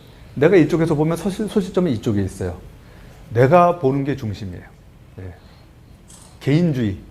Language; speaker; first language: Korean; native; Korean